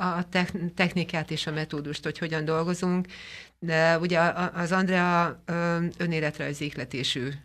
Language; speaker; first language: Hungarian; native; Hungarian